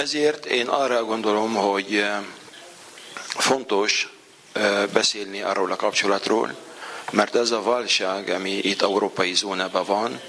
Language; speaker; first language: Hungarian; non-native, fluent; Arabic